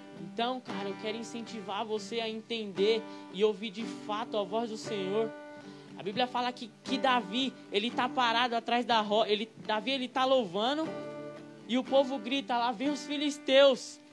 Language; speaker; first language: Portuguese; native; Portuguese